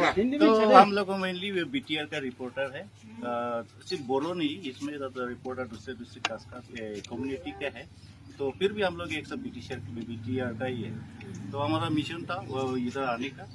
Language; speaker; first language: Hindi; non-native, local second language; Bodo